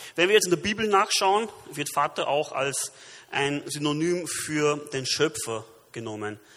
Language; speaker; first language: German; early bilingual, other home language; Romanian